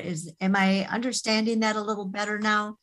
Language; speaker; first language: English; native; English